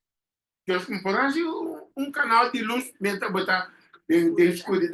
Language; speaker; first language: Portuguese; non-native, learner; Papiamento